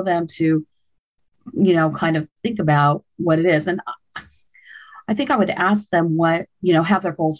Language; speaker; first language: English; native; English